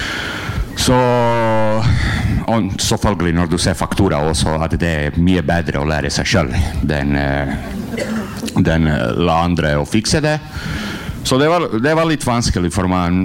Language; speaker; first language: Norwegian; non-native, learner; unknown